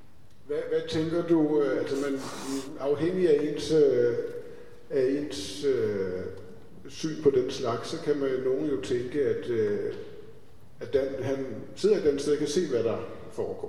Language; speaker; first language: Danish; native; Danish